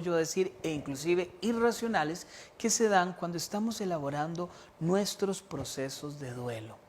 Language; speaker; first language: Spanish; native; Spanish